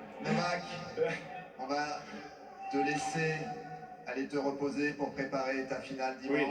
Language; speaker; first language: French; native; French